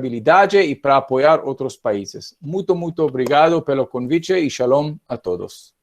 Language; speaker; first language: Portuguese; non-native, fluent; Hebrew